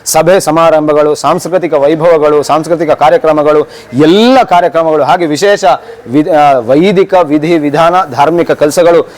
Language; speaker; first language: Kannada; native; Kannada